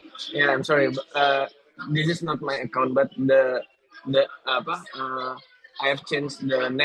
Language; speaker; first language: English; non-native, learner; Indonesian